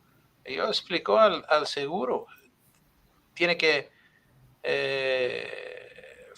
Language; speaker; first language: Spanish; non-native, fluent; Italian